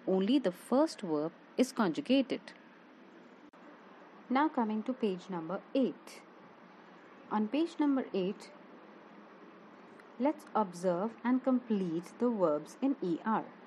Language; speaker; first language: English; non-native, local second language; Hindi